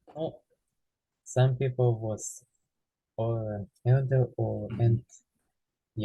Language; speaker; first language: English; non-native, learner; Ukrainian